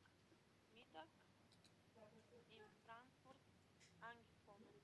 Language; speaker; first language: German; non-native, learner; Macedonian